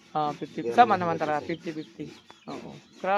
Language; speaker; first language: Filipino; native; Filipino